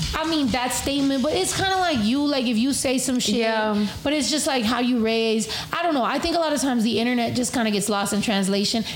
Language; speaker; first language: English; early bilingual, other home language; Spanish